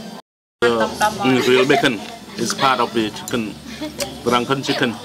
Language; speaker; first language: English; non-native, learner; Thai